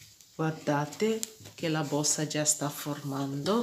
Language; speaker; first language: Italian; non-native, fluent; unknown